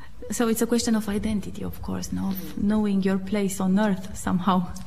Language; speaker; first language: English; non-native, fluent; Romanian